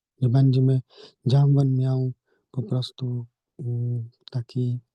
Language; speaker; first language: Polish; non-native, learner; Hindi